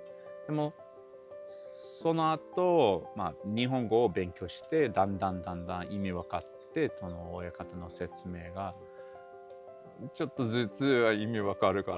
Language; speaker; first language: Japanese; non-native, learner; English